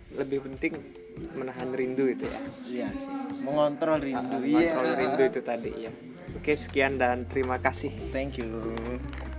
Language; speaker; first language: Indonesian; native; Indonesian